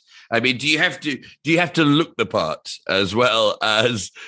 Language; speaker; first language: English; native; English